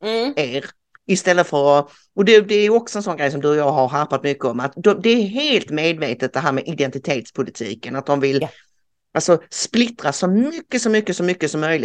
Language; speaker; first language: Swedish; native; Swedish